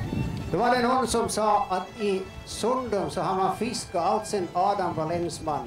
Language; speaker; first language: Swedish; native; Swedish